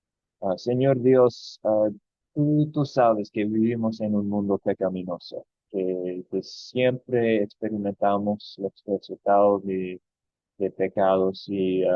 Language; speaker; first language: Spanish; non-native, fluent; English